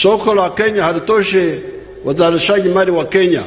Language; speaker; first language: Swahili; non-native, local second language; Nyankole